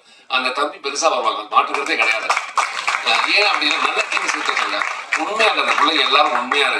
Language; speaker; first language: Tamil; native; Tamil